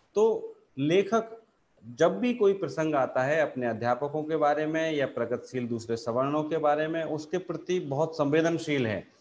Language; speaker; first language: Hindi; native; Hindi